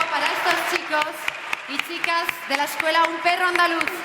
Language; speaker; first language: Spanish; native; Spanish